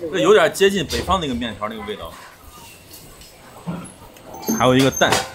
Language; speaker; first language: Chinese; native; Chinese